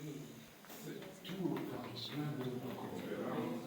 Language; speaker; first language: French; non-native, local second language; Rundi